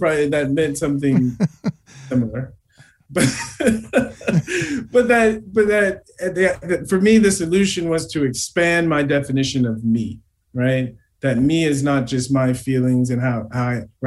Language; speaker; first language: English; native; English